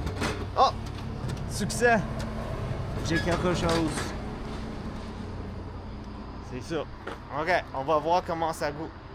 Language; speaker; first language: French; non-native, learner; English